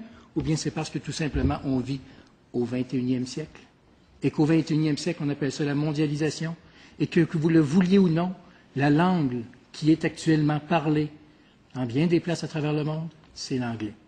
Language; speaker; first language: French; native; French